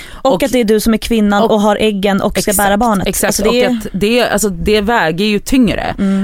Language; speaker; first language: Swedish; native; Swedish